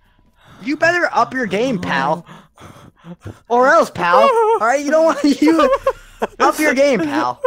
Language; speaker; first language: English; native; English